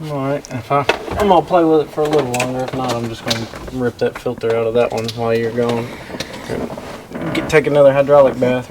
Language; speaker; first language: English; native; English